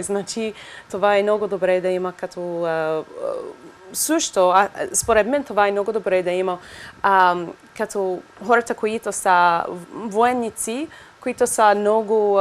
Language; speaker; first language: Bulgarian; non-native, learner; English